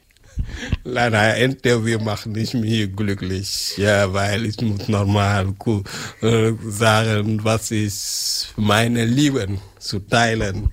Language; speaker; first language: German; non-native, learner; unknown